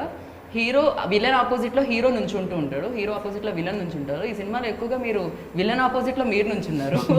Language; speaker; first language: Telugu; native; Telugu